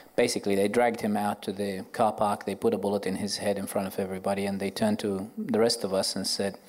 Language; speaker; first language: English; non-native, fluent; Arabic